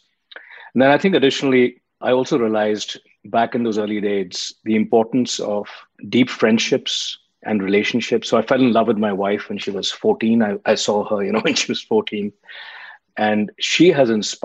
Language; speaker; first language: English; non-native, local second language; Hindi